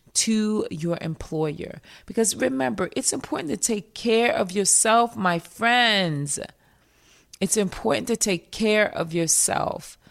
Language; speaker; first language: English; native; English